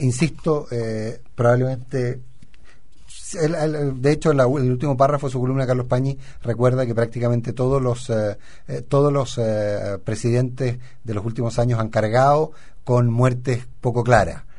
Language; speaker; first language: Spanish; native; Spanish